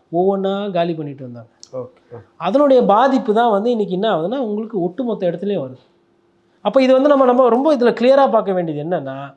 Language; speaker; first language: Tamil; native; Tamil